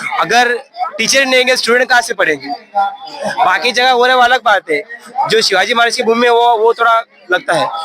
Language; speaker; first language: Hindi; non-native, local second language; Tamil